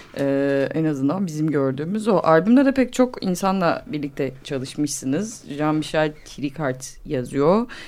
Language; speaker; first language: Turkish; native; Turkish